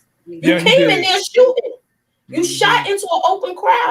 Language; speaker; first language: English; native; English